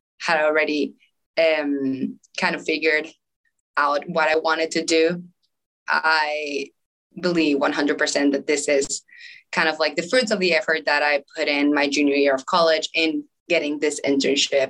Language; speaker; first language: English; non-native, fluent; Spanish